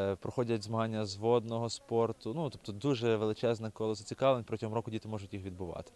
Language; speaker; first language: Ukrainian; native; Ukrainian